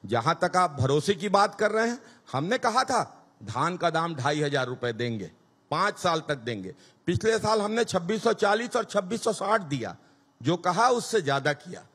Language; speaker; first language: Hindi; native; Hindi